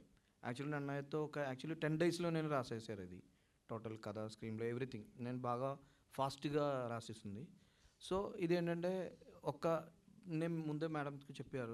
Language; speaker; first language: Telugu; non-native, fluent; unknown